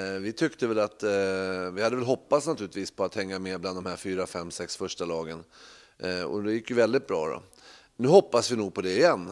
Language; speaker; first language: Swedish; native; Swedish